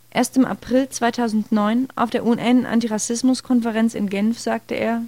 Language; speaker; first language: German; native; German